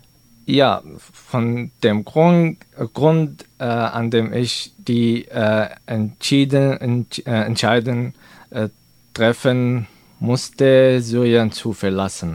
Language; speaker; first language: German; non-native, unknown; Arabic